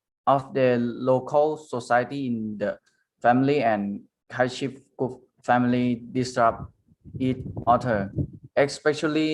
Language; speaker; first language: English; non-native, learner; Thai